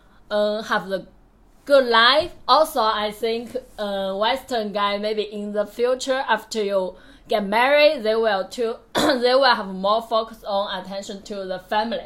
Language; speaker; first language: English; non-native, learner; Chinese